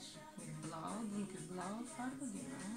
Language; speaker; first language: German; non-native, learner; Russian